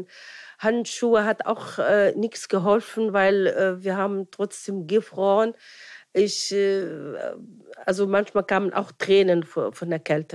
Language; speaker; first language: German; non-native, fluent; Arabic